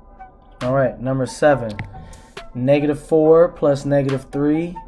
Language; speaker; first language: English; native; English